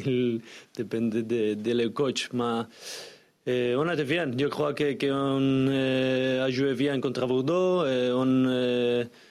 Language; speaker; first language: French; non-native, learner; Spanish